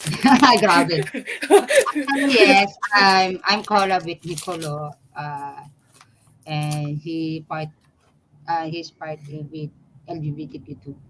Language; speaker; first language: English; non-native, learner; Filipino